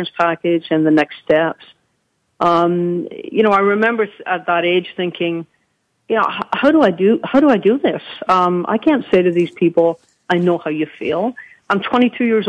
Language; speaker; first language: English; native; English